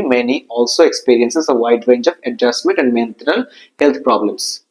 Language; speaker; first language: English; non-native, local second language; Bangla